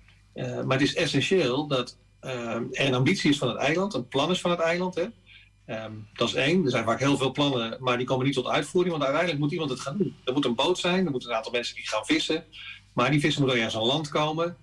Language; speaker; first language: Dutch; native; Dutch